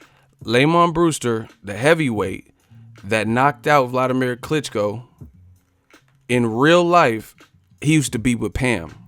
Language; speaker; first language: English; native; English